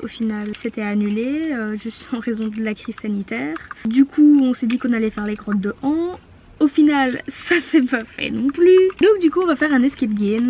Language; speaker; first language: French; native; French